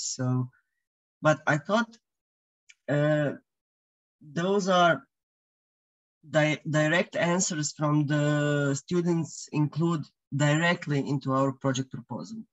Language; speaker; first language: English; non-native, fluent; Croatian